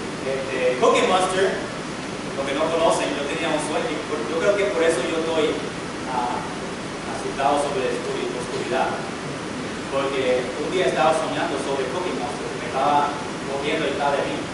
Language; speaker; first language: Spanish; non-native, fluent; English